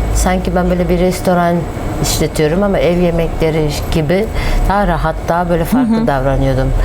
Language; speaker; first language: Turkish; non-native, fluent; Kyrgyz